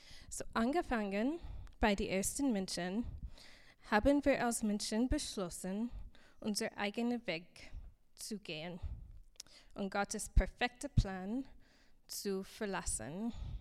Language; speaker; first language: German; non-native, fluent; English